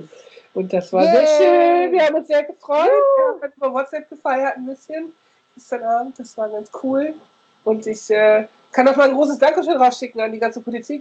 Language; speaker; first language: German; native; German